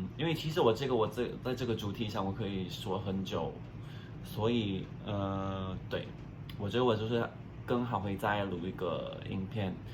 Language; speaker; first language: Chinese; non-native, fluent; English